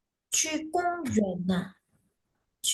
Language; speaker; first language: Chinese; non-native, fluent; Indonesian